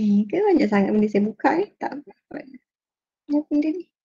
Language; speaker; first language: Malay; native; Malay